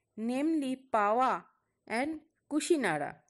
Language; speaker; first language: English; non-native, local second language; Bangla